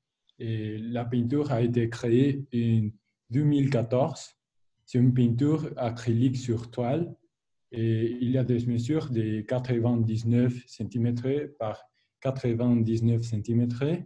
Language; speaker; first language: French; non-native, learner; Spanish